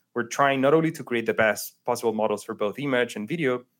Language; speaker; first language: English; non-native, fluent; Spanish